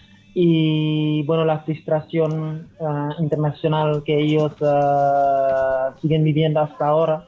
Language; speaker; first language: Spanish; non-native, learner; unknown